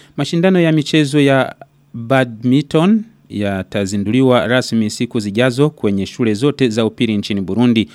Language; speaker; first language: Swahili; non-native, local second language; Rundi